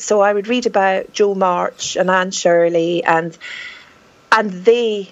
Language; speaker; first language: English; native; English